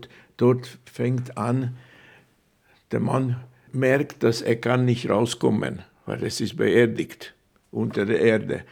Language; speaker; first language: German; non-native, fluent; Hungarian